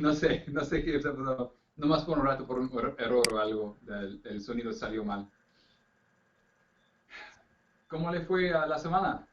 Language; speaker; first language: Spanish; non-native, fluent; English